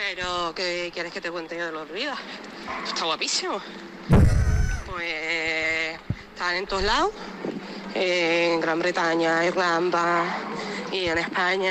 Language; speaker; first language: Spanish; native; Spanish